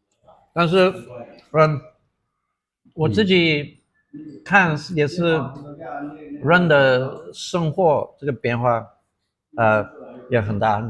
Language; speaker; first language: Chinese; non-native, fluent; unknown